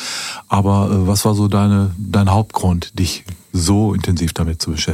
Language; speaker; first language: German; native; German